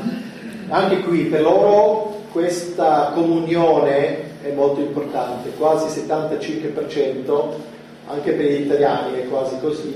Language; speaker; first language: Italian; non-native, fluent; German